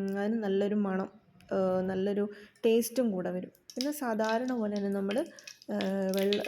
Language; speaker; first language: Malayalam; native; Malayalam